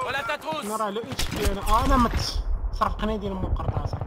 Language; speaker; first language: Arabic; native; Arabic